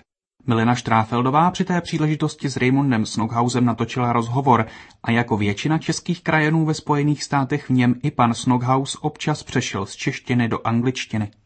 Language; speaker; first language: Czech; native; Czech